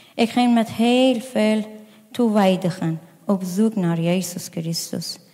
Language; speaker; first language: Dutch; non-native, fluent; Persian